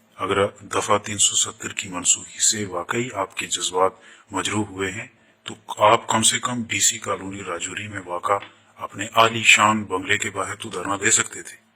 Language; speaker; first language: Urdu; non-native, local second language; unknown